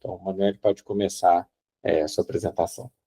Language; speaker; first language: Portuguese; native; Portuguese